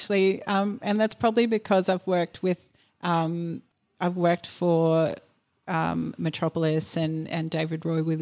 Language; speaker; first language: English; native; English